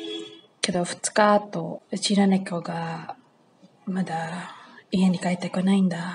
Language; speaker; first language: Japanese; non-native, learner; English